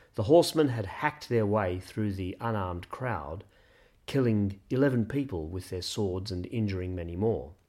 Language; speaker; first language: English; native; English